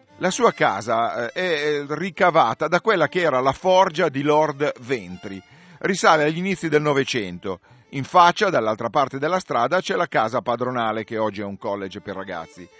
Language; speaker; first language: Italian; native; Italian